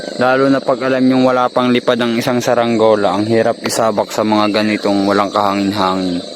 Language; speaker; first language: Filipino; native; Filipino